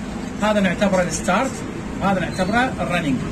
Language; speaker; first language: Arabic; native; Arabic